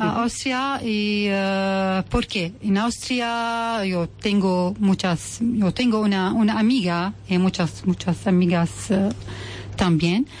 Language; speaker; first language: Spanish; non-native, learner; Arabic